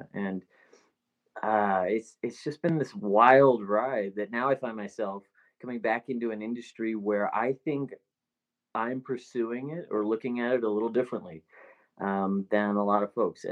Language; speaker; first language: English; native; English